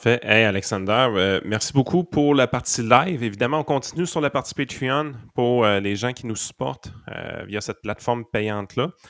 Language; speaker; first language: French; native; French